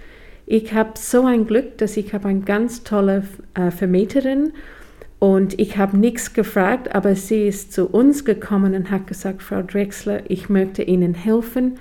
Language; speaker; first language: German; non-native, fluent; English